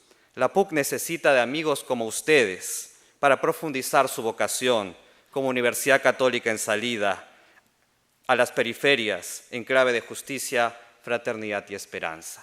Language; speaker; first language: Spanish; native; Spanish